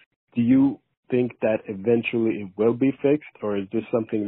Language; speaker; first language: English; early bilingual, other home language; Persian